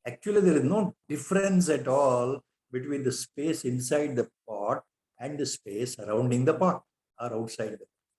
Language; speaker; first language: English; non-native, local second language; Kannada